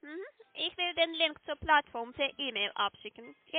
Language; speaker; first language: German; non-native, learner; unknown